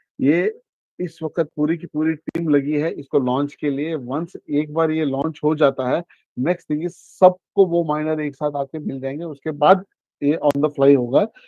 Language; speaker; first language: Hindi; native; Hindi